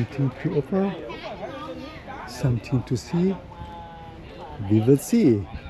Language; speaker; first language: English; non-native, learner; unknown